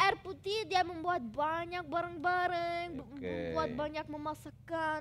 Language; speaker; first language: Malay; non-native, learner; German